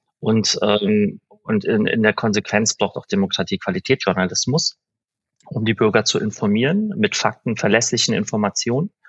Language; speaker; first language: German; early bilingual, other home language; Persian